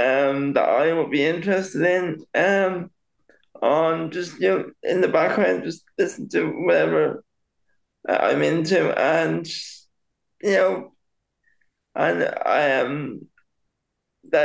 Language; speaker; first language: English; native; English